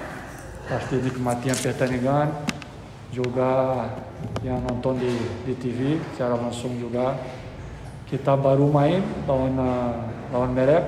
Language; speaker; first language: Indonesian; non-native, learner; Portuguese